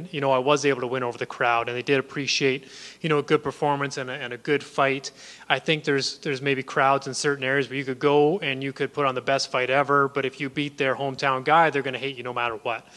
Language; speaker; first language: English; native; English